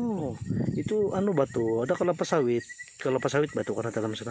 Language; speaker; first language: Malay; non-native, local second language; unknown